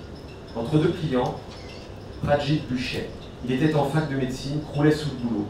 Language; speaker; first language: French; native; French